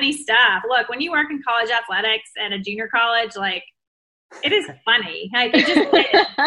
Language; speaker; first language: English; native; English